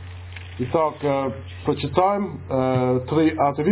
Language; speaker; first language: Russian; non-native, fluent; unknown